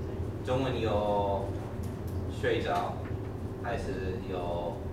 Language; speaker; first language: Chinese; non-native, learner; English